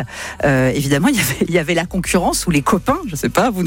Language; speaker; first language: French; native; French